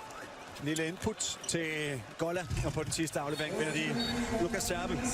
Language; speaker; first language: Danish; native; Danish